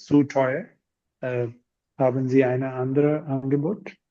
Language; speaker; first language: German; non-native, learner; Urdu